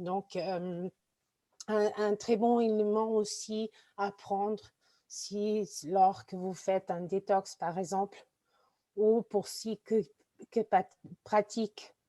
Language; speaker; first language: French; non-native, fluent; Portuguese